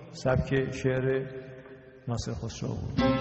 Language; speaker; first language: Persian; native; Persian